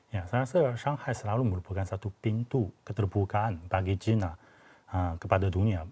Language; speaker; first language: Malay; non-native, fluent; Chinese